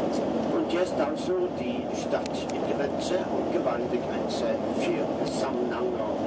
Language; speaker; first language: German; non-native, fluent; Norwegian